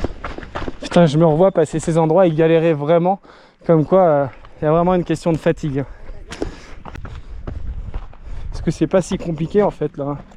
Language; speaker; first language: French; native; French